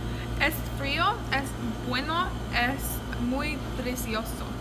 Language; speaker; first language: Spanish; non-native, learner; English